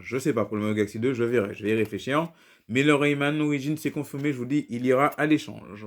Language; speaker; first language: French; native; French